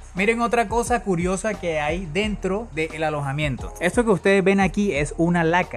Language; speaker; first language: Spanish; native; Spanish